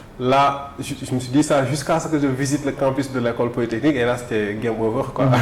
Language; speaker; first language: French; non-native, local second language; Wolof